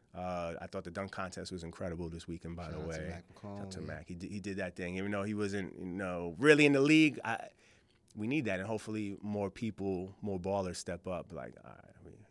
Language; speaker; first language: English; native; English